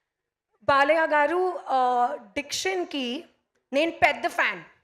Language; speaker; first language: Telugu; non-native, local second language; Hindi